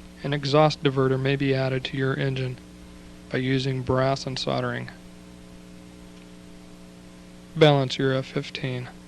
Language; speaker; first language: English; native; English